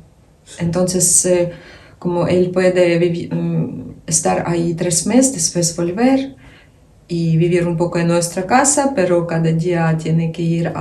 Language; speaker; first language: Spanish; non-native, learner; Ukrainian